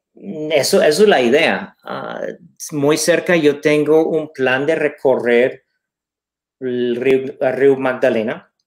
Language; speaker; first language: Spanish; non-native, fluent; English